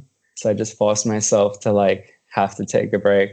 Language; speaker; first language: English; native; English